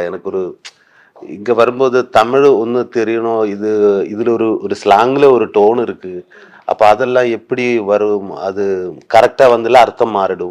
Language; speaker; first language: Tamil; non-native, learner; Malayalam